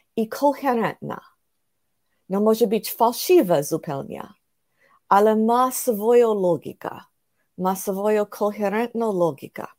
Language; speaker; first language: Polish; non-native, fluent; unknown